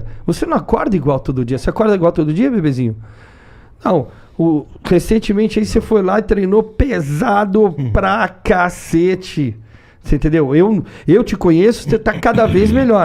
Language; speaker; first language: Portuguese; native; Portuguese